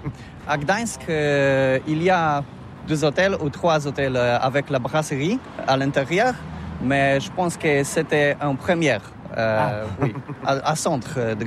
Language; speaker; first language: French; non-native, learner; Polish